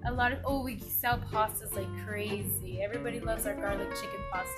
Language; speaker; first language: English; native; English